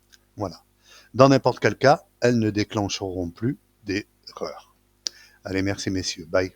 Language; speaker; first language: French; native; French